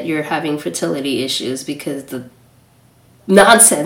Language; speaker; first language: English; native; English